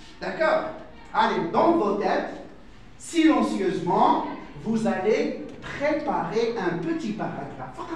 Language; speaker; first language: French; non-native, fluent; Arabic